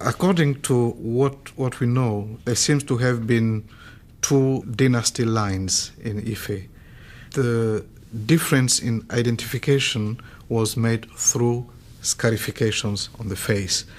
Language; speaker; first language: English; non-native, fluent; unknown